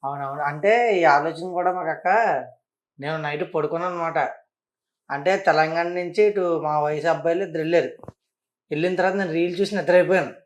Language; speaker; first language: Telugu; native; Telugu